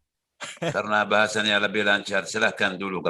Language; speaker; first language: Indonesian; non-native, learner; Arabic